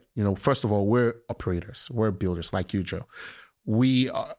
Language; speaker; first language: English; non-native, local second language; Yoruba